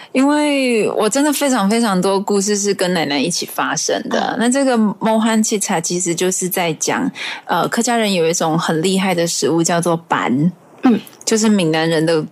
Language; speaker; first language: Chinese; non-native, local second language; Hakka Chinese